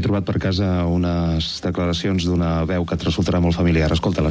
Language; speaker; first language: Catalan; native; Catalan